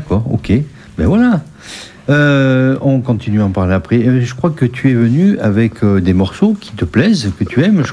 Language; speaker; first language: French; native; French